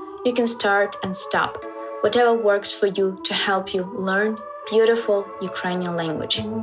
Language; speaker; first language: English; non-native, fluent; Ukrainian